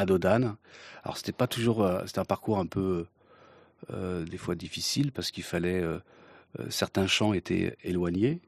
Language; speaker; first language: French; early bilingual, other home language; Kabyle